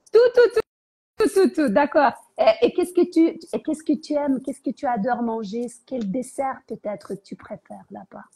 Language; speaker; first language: French; non-native, fluent; Ukrainian